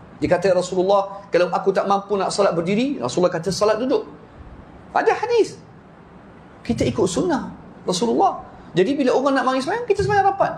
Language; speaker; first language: Malay; non-native, fluent; Arabic